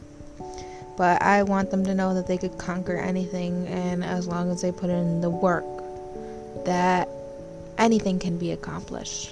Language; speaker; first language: English; native; English